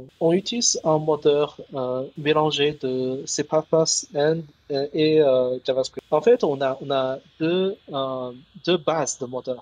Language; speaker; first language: French; non-native, learner; Chinese